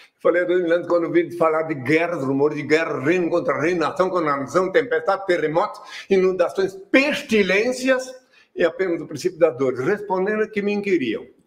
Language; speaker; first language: Portuguese; non-native, fluent; French